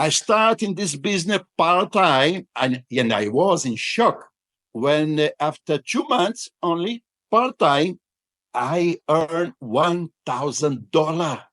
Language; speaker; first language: English; non-native, fluent; Portuguese